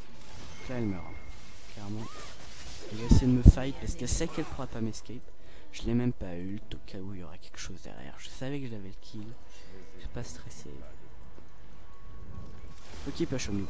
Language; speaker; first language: French; native; French